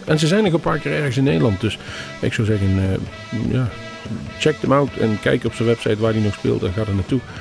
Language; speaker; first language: Dutch; native; Dutch